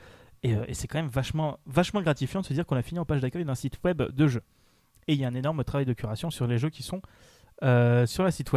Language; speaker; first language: French; native; French